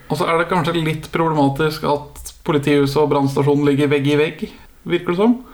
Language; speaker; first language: Norwegian; native; Norwegian